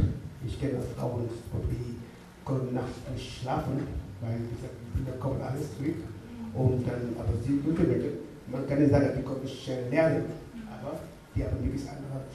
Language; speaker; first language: German; non-native, learner; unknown